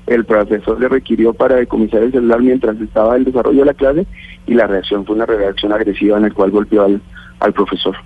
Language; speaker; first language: Spanish; native; Spanish